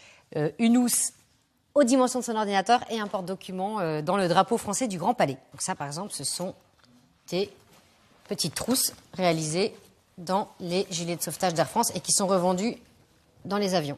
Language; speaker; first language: French; native; French